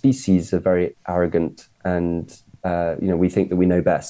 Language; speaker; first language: English; native; English